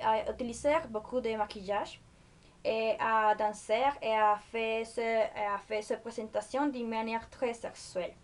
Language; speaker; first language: French; non-native, learner; Spanish